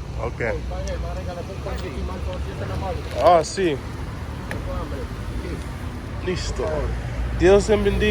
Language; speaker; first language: Spanish; non-native, learner; English